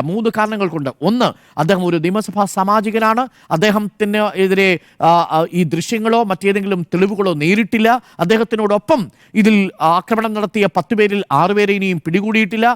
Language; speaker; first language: Malayalam; native; Malayalam